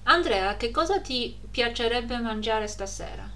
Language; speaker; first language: Italian; non-native, fluent; Polish